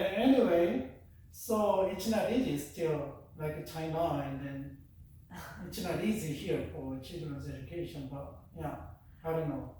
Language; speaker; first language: English; non-native, fluent; Korean